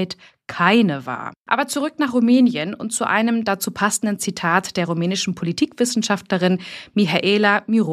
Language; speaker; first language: German; native; German